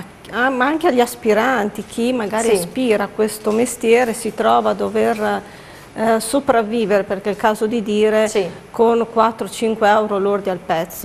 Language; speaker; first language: Italian; native; Italian